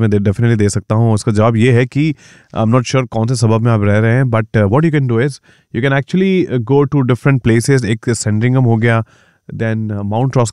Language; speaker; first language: Hindi; native; Hindi